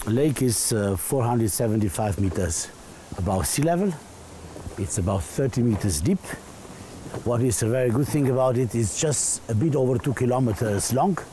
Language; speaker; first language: English; non-native, fluent; Slovenian